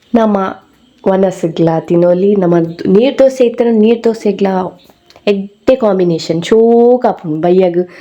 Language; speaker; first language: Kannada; non-native, local second language; Tulu